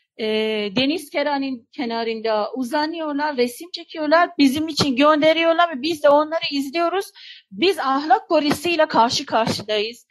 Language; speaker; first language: Turkish; non-native, fluent; Persian